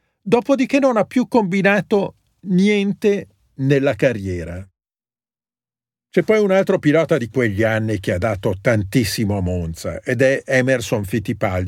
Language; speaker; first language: Italian; native; Italian